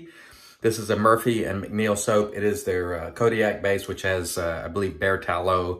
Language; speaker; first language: English; native; English